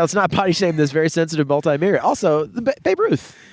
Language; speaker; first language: English; native; English